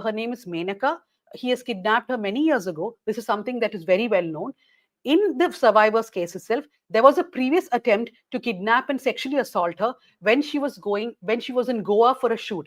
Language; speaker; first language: English; non-native, local second language; Malayalam